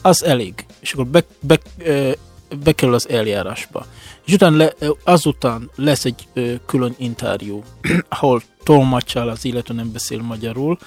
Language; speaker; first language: Hungarian; non-native, fluent; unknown